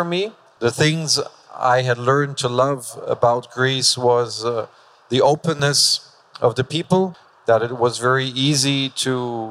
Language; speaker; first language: English; non-native, fluent; German